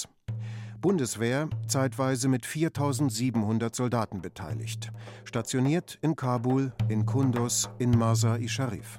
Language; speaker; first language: German; native; German